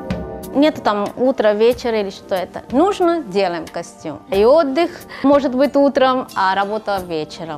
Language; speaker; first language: Russian; non-native, fluent; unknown